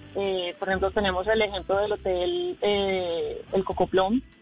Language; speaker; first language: Spanish; native; Spanish